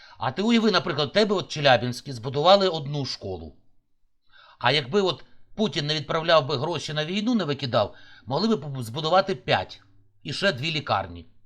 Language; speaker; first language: Ukrainian; native; Ukrainian